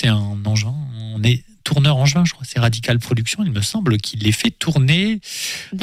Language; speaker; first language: French; native; French